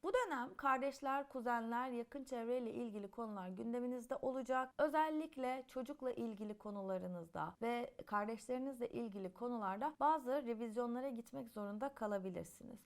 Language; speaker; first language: Turkish; native; Turkish